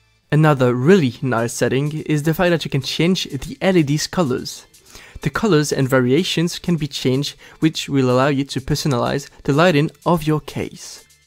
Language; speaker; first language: English; non-native, fluent; French